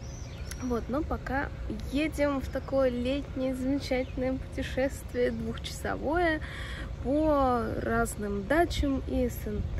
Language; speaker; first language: Russian; native; Russian